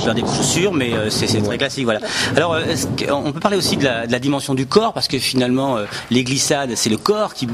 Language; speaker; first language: French; native; French